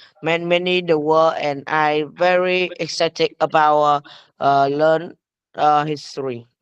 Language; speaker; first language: English; non-native, learner; Vietnamese